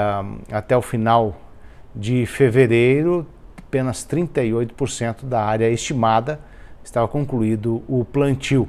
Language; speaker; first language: Portuguese; native; Portuguese